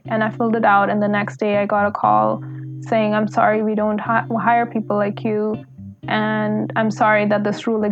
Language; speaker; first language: English; non-native, local second language; Hindi